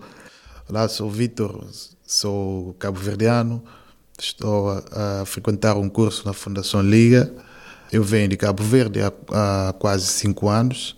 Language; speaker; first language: Portuguese; non-native, local second language; Kabuverdianu